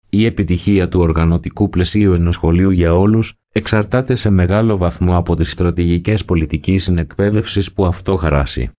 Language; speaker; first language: Greek; native; Greek